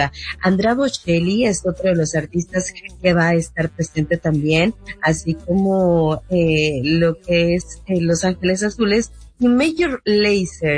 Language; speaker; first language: Spanish; native; Spanish